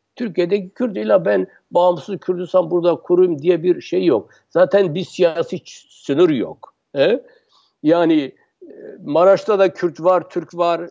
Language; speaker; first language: Turkish; non-native, local second language; Kurdish